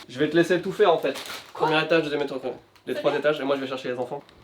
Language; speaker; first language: French; native; French